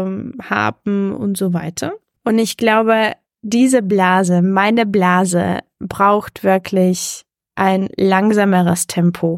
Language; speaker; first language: German; non-native, fluent; Czech